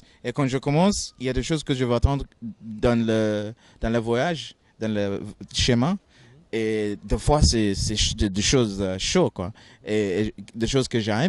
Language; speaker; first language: French; non-native, fluent; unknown